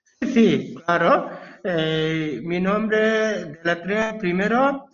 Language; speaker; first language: Spanish; non-native, learner; Bangla